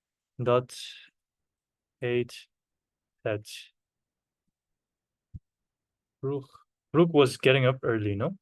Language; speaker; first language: Dutch; non-native, learner; Korean